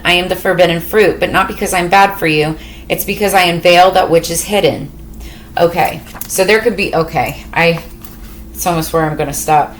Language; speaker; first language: English; native; English